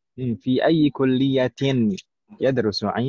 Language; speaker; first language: Arabic; non-native, fluent; Indonesian